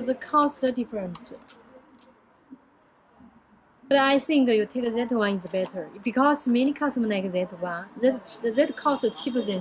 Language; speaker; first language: English; non-native, learner; Chinese